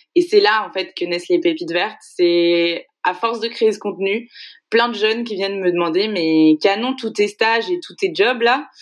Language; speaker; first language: French; native; French